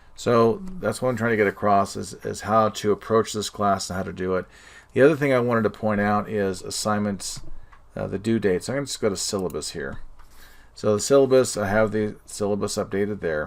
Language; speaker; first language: English; native; English